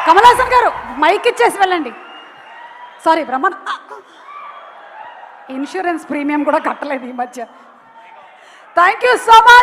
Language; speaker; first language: Telugu; native; Telugu